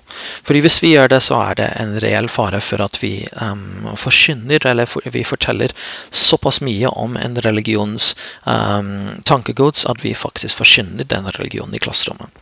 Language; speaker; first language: Norwegian; non-native, fluent; English